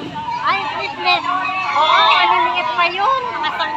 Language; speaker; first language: Filipino; native; Filipino